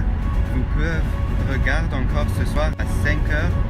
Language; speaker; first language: French; non-native, fluent; English